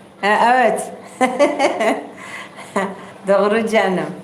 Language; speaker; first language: Turkish; non-native, local second language; Kurdish